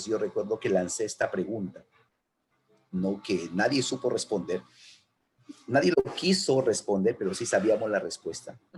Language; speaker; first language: Spanish; native; Spanish